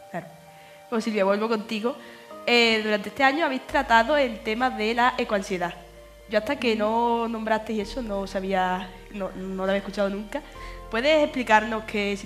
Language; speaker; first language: Spanish; native; Spanish